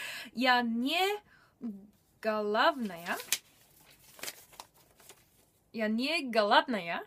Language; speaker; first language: Russian; non-native, learner; German